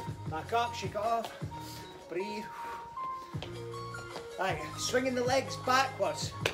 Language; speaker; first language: English; native; English